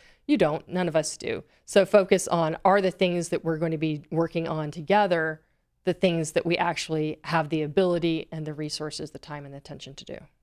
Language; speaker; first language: English; native; English